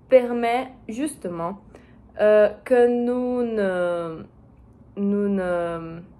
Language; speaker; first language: French; non-native, learner; Portuguese